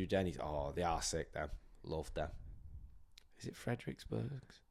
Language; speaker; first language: English; native; English